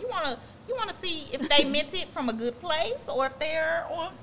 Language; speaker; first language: English; native; English